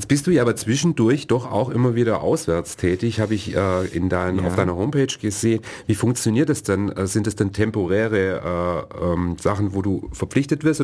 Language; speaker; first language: German; native; German